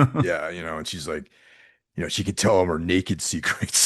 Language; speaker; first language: English; native; English